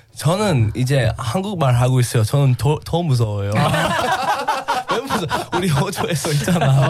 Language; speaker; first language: Korean; non-native, learner; English